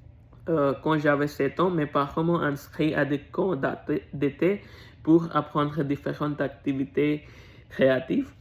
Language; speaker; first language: French; non-native, learner; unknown